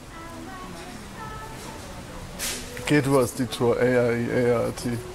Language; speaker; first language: Spanish; non-native, learner; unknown